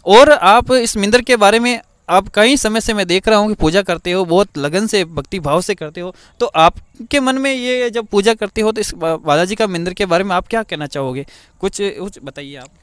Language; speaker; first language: Hindi; native; Hindi